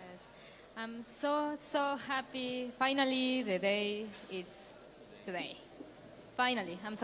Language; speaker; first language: English; non-native, learner; Spanish